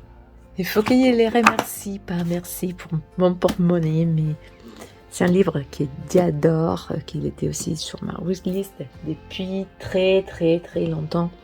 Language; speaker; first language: French; non-native, learner; Spanish